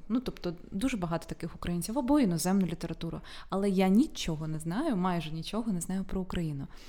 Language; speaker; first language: Ukrainian; native; Ukrainian